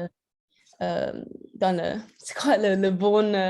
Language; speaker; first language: French; non-native, learner; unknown